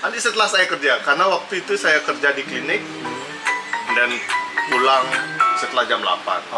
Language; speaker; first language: Indonesian; non-native, local second language; Balinese